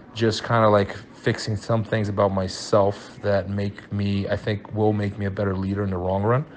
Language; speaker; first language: English; early bilingual, other home language; Portuguese